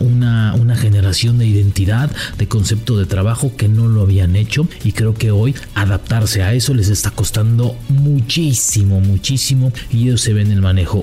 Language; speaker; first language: Spanish; native; Spanish